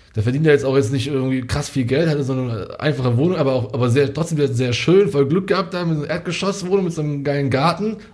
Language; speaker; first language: German; early bilingual, other home language; Hungarian